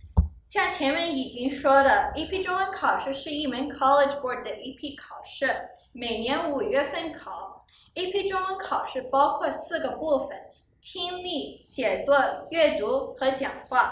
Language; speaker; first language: Chinese; early bilingual, heritage; Chinese